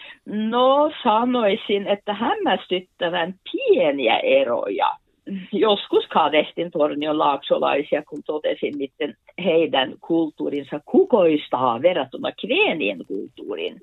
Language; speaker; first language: Finnish; non-native, fluent; Norwegian